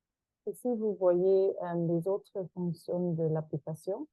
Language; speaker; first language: French; non-native, fluent; German